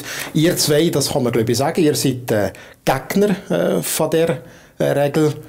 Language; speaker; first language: German; native; German